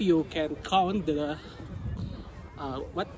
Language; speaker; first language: English; non-native, learner; Indonesian